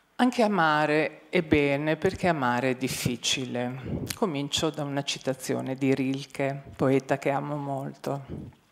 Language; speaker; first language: Italian; native; Italian